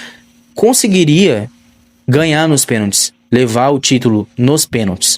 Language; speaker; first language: Portuguese; native; Portuguese